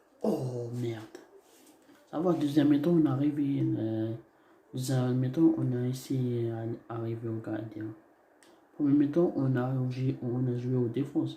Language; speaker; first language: French; non-native, learner; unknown